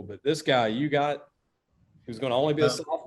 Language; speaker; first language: English; native; English